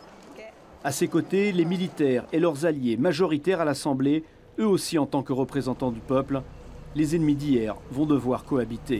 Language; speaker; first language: French; native; French